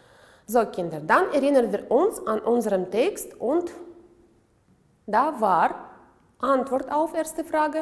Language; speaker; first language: German; non-native, fluent; Uzbek